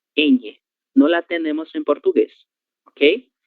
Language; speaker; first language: Spanish; non-native, learner; Portuguese